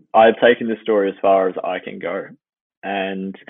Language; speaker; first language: English; native; English